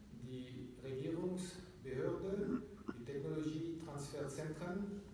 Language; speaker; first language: German; non-native, fluent; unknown